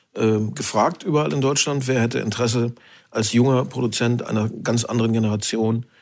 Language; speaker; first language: German; native; German